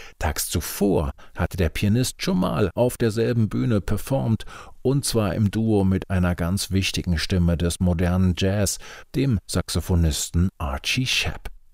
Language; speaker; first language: German; native; German